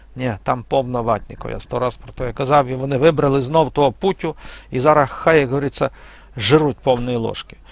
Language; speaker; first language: Ukrainian; non-native, fluent; Belarusian